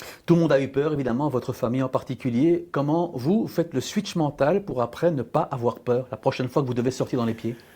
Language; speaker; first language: French; native; French